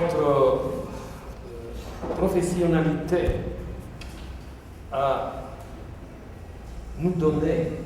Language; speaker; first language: French; non-native, fluent; Italian